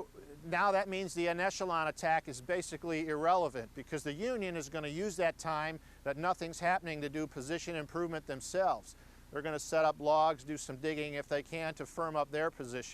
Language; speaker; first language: English; native; English